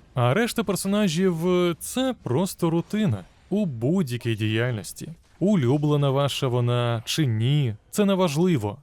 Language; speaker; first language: Ukrainian; non-native, local second language; Russian